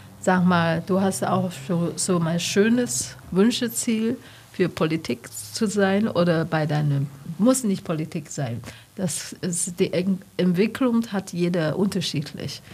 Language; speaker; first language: German; non-native, learner; Chinese